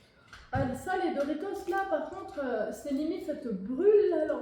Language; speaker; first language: French; native; French